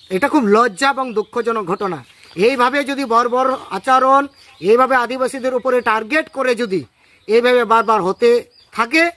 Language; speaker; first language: Bangla; non-native, local second language; Santali